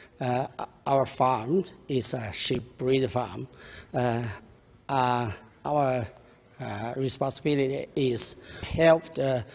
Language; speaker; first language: English; non-native, learner; Chinese